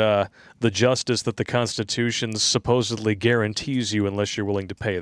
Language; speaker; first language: English; native; English